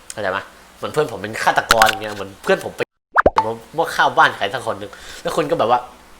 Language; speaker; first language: Thai; native; Thai